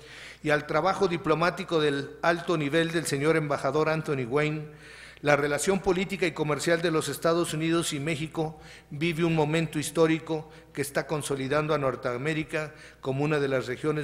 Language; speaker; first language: Spanish; native; Spanish